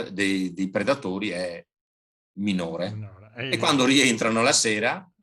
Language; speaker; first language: Italian; native; Italian